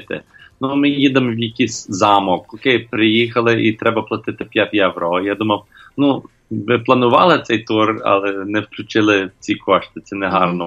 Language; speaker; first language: Ukrainian; non-native, learner; English